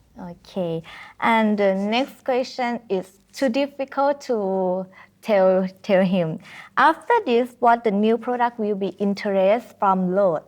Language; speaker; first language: English; non-native, learner; Thai